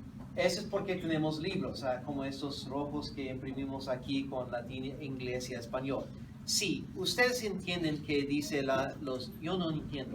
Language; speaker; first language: Spanish; non-native, fluent; English